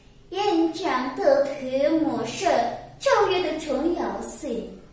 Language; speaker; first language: Chinese; non-native, learner; Indonesian